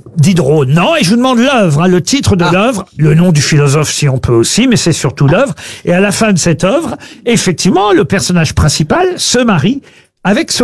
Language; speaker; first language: French; native; French